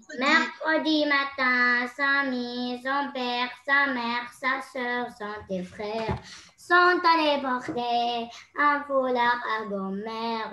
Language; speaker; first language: French; non-native, learner; Arabic